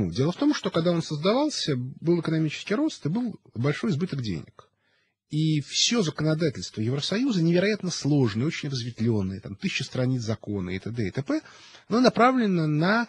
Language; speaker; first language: Russian; native; Russian